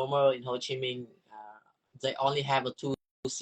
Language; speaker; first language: English; non-native, learner; Vietnamese